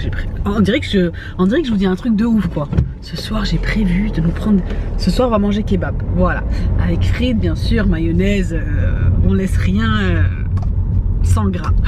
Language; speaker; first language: French; native; French